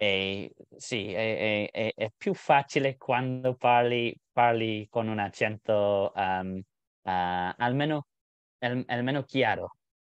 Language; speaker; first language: Italian; non-native, learner; English